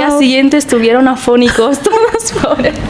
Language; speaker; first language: Spanish; early bilingual, other home language; Filipino